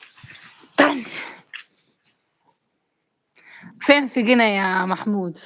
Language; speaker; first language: Arabic; native; Arabic